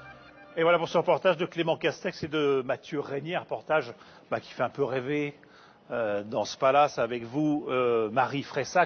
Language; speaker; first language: French; native; French